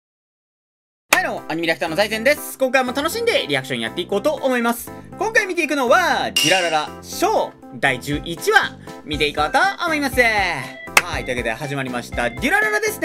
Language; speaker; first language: Japanese; native; Japanese